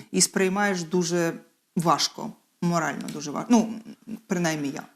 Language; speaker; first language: Ukrainian; native; Ukrainian